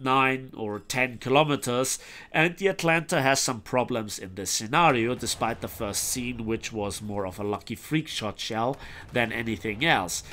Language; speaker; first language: English; non-native, fluent; German